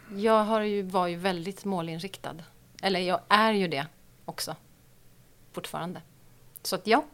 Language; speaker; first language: Swedish; native; Swedish